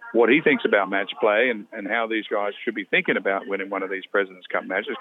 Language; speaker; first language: English; native; English